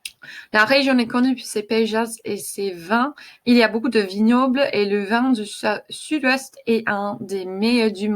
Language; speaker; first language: French; non-native, fluent; English